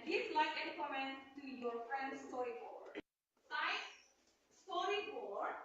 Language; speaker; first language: English; non-native, learner; Indonesian